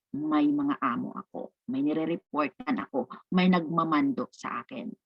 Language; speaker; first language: Filipino; non-native, local second language; Cebuano